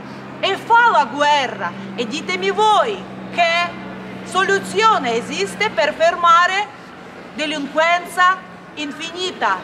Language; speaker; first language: Italian; non-native, learner; Ukrainian